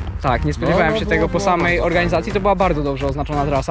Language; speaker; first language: Polish; native; Polish